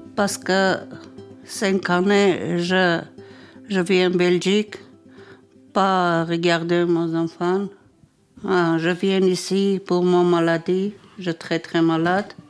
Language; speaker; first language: French; non-native, learner; Armenian